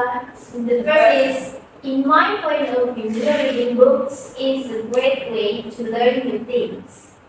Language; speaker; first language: English; non-native, learner; Indonesian